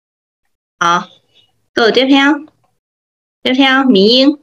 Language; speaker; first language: Chinese; non-native, fluent; Vietnamese